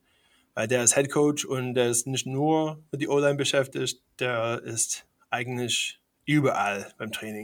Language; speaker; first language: German; non-native, fluent; English